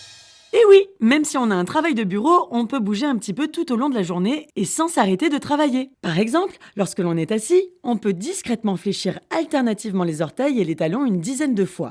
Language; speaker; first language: French; native; French